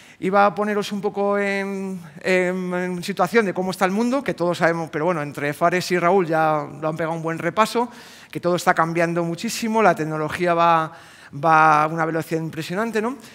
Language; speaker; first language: Spanish; native; Spanish